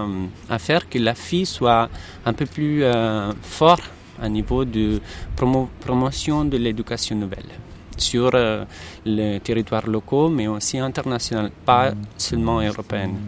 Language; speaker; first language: French; non-native, fluent; Italian